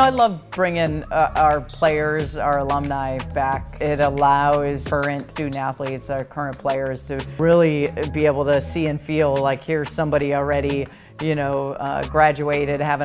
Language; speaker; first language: English; native; English